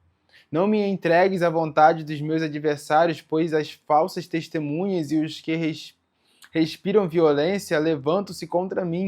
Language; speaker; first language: Portuguese; native; Portuguese